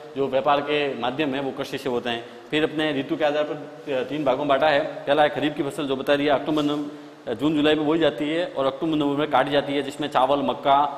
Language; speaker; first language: Hindi; native; Hindi